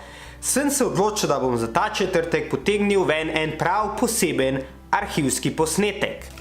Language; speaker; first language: Slovenian; native; Slovenian